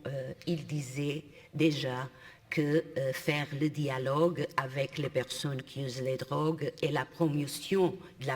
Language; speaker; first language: French; non-native, fluent; Portuguese